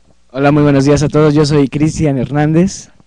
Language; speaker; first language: Spanish; native; Spanish